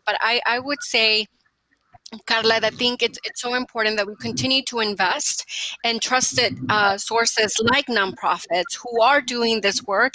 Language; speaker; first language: English; early bilingual, other home language; Spanish